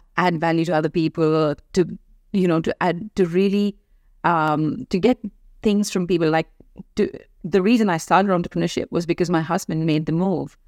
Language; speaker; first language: English; non-native, local second language; Hindi